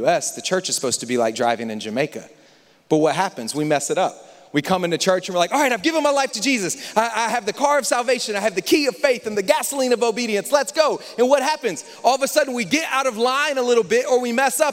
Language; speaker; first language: English; native; English